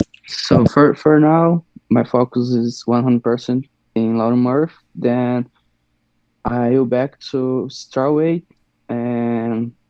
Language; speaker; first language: English; non-native, learner; Portuguese